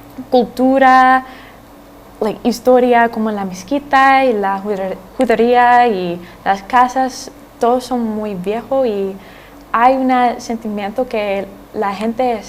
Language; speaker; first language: Spanish; non-native, fluent; English